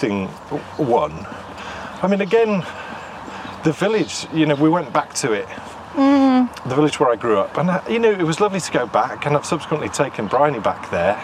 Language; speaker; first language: English; native; English